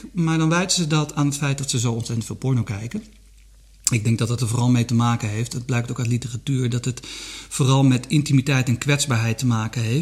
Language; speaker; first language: Dutch; native; Dutch